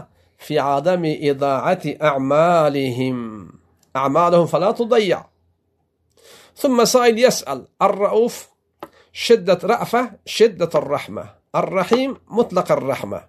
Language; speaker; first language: Arabic; non-native, fluent; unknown